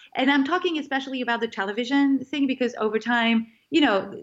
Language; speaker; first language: English; non-native, fluent; French